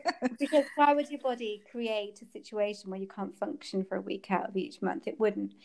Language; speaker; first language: English; native; English